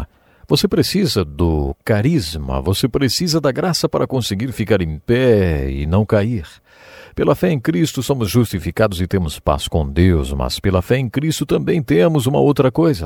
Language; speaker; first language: Portuguese; native; Portuguese